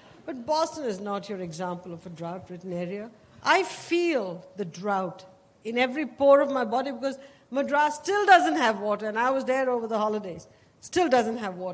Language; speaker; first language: English; non-native, local second language; Tamil